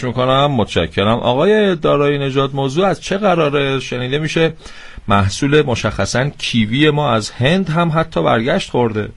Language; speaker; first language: Persian; native; Persian